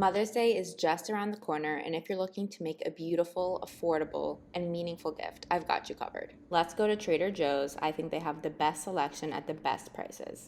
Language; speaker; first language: English; native; English